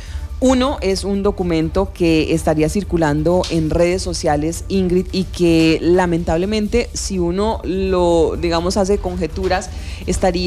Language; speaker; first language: Spanish; native; Spanish